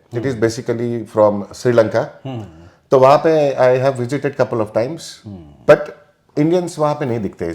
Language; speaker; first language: Hindi; native; Hindi